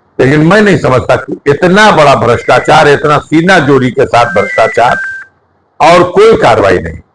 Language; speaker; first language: Hindi; native; Hindi